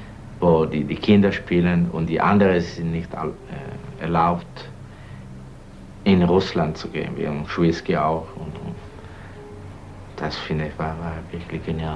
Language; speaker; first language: German; non-native, learner; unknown